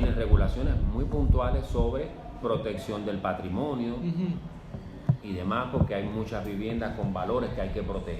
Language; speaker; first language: Spanish; native; Spanish